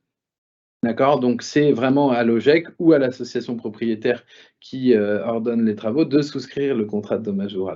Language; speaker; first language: French; native; French